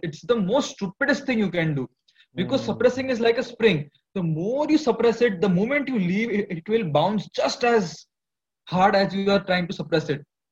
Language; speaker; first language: English; non-native, local second language; Hindi